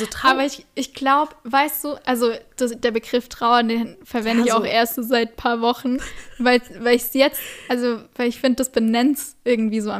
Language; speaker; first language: German; native; German